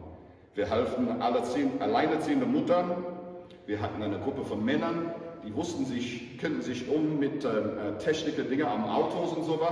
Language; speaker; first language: German; non-native, fluent; English